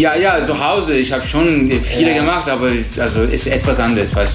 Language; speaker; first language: German; non-native, learner; Turkish